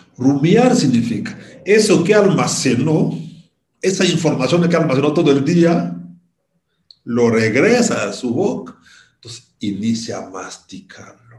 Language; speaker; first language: Spanish; non-native, fluent; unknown